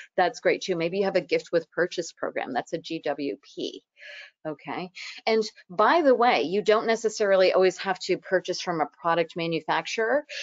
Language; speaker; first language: English; native; English